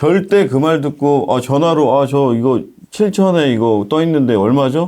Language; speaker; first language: Korean; native; Korean